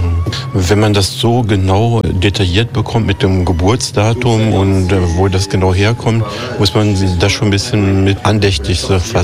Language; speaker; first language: German; native; German